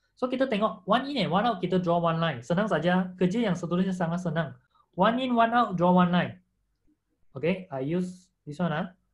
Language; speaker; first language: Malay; non-native, local second language; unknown